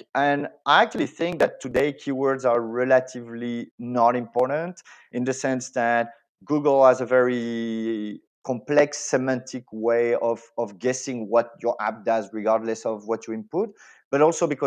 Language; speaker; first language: English; non-native, fluent; French